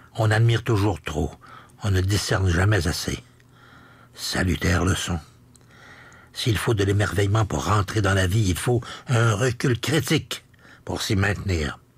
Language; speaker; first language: French; native; French